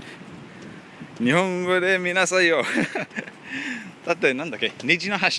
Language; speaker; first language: Japanese; non-native, learner; English